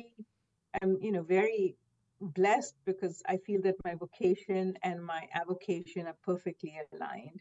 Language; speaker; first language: English; non-native, local second language; Hindi